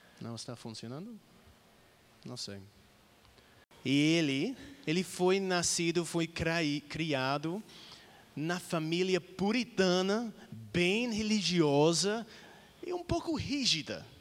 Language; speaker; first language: Portuguese; non-native, fluent; English